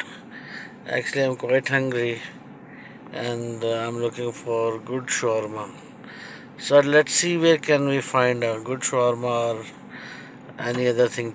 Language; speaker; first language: English; non-native, fluent; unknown